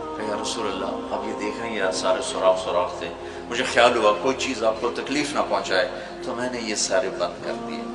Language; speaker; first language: Urdu; non-native, local second language; Punjabi